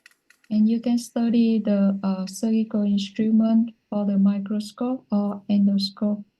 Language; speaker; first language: English; non-native, learner; Vietnamese